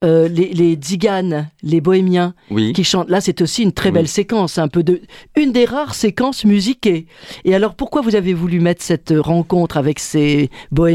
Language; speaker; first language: French; native; French